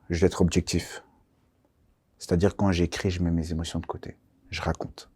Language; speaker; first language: French; early bilingual, other home language; Kongo